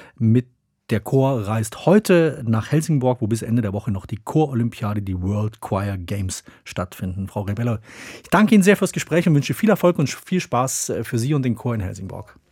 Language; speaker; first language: German; native; German